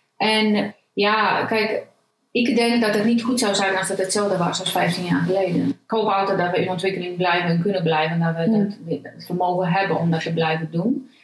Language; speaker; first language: Dutch; non-native, fluent; Romanian